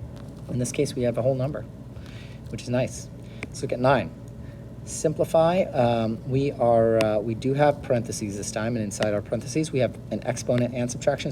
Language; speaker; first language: English; native; English